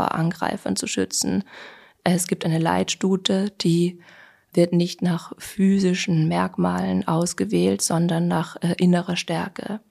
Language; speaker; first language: German; native; German